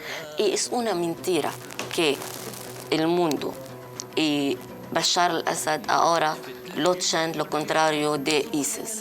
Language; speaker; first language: Spanish; non-native, learner; Arabic